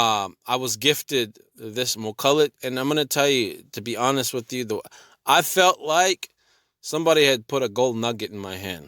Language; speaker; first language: English; native; English